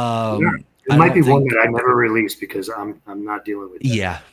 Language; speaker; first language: English; native; English